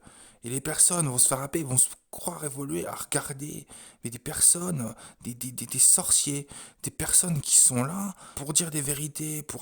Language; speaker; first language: French; native; French